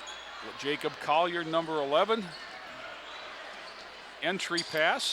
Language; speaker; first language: English; native; English